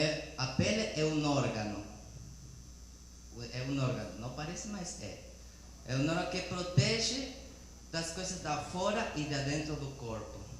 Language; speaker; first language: Portuguese; non-native, learner; Spanish